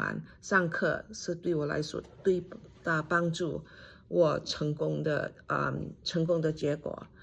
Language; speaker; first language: Chinese; non-native, fluent; English